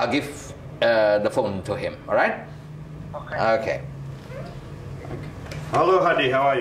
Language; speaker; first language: English; non-native, fluent; Indonesian